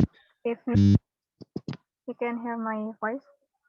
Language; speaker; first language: English; non-native, learner; Indonesian